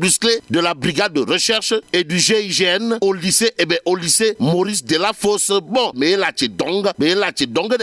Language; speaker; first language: French; non-native, local second language; Wolof